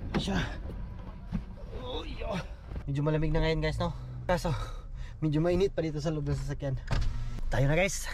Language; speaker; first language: Filipino; native; Filipino